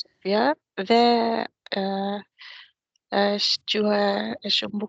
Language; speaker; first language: Albanian; non-native, learner; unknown